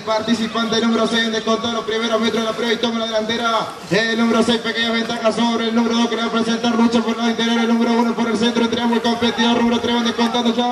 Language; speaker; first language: Spanish; native; Spanish